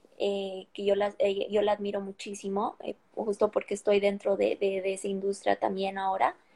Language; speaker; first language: Spanish; native; Spanish